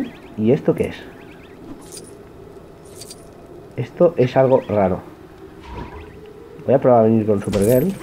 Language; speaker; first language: Spanish; native; Spanish